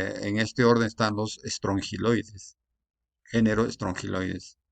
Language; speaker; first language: Spanish; native; Spanish